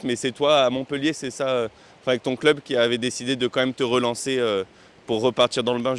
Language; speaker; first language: French; native; French